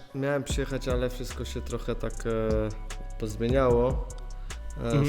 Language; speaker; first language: Polish; early bilingual, heritage; Polish